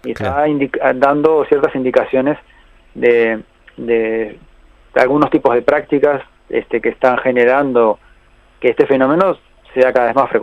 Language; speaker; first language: Spanish; native; Spanish